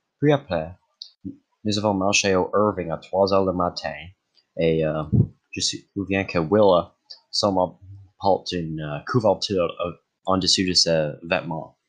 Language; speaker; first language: French; non-native, local second language; English